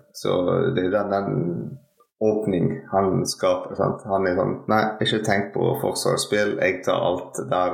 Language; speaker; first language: Norwegian; non-native, fluent; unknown